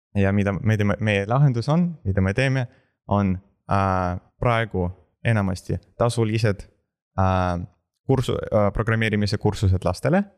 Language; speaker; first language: Estonian; non-native, local second language; Russian